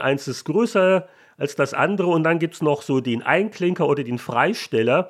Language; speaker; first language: German; native; German